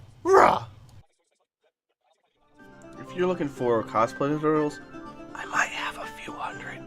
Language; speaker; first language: English; native; English